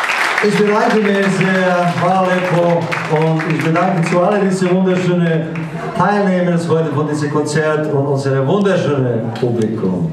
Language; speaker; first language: German; non-native, learner; Serbian